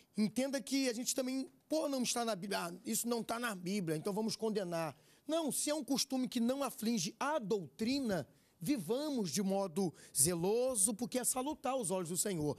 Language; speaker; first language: Portuguese; native; Portuguese